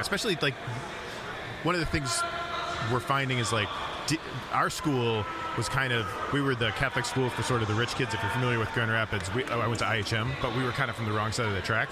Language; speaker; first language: English; native; English